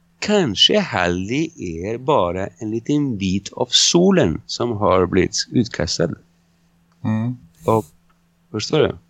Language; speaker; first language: Swedish; non-native, fluent; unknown